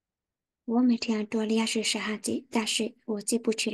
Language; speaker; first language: Chinese; non-native, learner; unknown